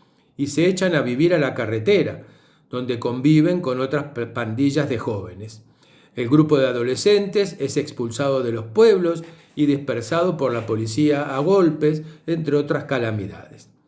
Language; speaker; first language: Spanish; native; Spanish